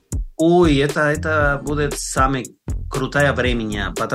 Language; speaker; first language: Russian; non-native, learner; Spanish